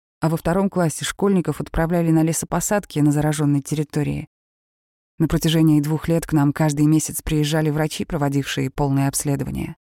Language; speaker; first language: Russian; native; Russian